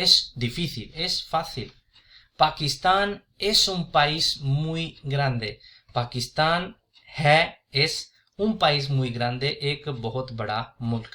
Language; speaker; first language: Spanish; non-native, fluent; Urdu